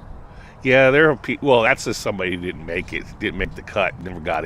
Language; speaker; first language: English; native; English